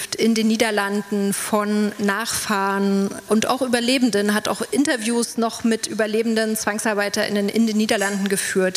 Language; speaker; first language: German; native; German